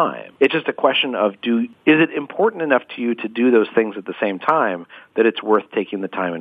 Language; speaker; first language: English; native; English